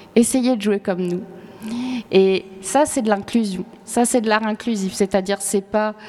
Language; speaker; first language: French; native; French